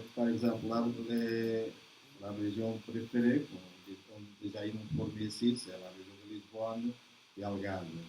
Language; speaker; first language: French; non-native, learner; Portuguese